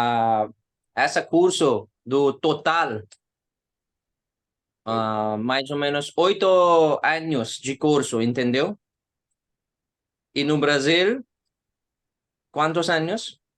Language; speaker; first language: Portuguese; non-native, learner; Hindi